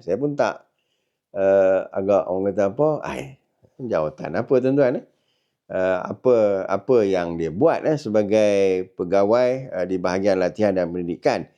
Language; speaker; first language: Malay; native; Malay